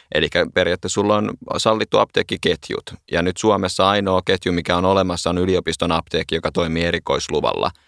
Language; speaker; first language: Finnish; native; Finnish